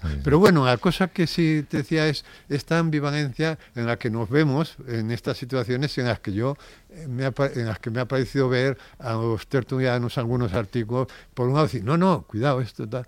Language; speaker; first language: Spanish; native; Spanish